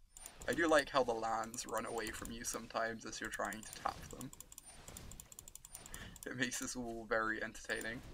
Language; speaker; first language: English; native; English